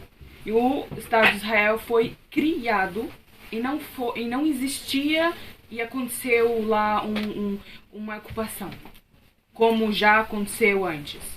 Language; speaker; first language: Portuguese; non-native, fluent; Arabic